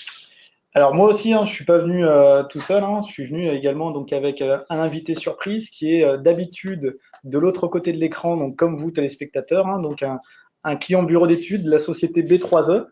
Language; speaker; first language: French; native; French